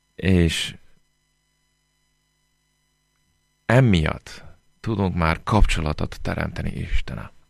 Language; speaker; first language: Hungarian; non-native, fluent; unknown